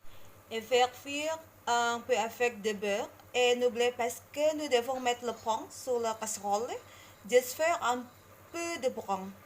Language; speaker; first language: French; non-native, learner; Indonesian